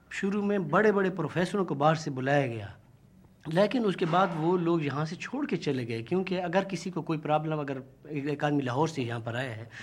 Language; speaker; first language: Urdu; non-native, local second language; Saraiki